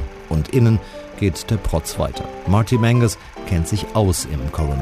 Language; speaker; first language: German; native; German